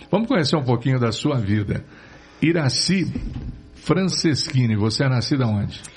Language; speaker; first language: Portuguese; native; Portuguese